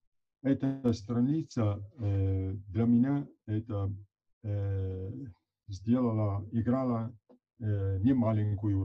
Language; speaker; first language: Russian; non-native, fluent; Italian